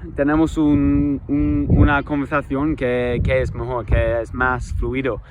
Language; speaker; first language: Spanish; non-native, learner; English